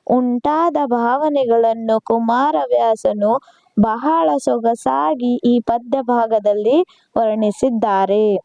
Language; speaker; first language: Kannada; non-native, local second language; Urdu